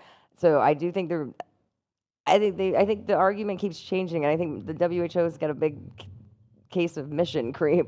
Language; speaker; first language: English; native; English